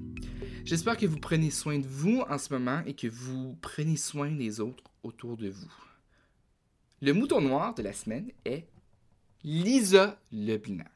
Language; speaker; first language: French; native; French